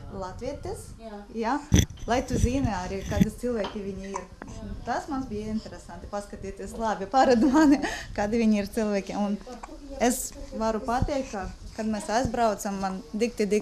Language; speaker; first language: Latvian; non-native, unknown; Ukrainian